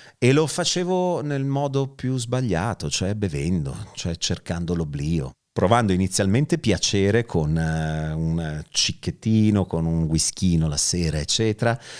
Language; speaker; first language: Italian; native; Italian